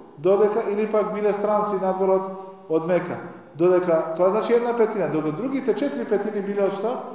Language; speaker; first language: Macedonian; non-native, local second language; Albanian